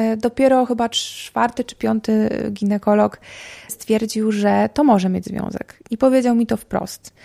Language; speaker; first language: Polish; native; Polish